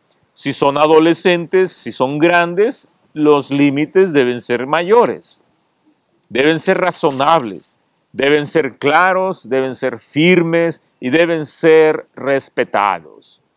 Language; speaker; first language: Spanish; native; Spanish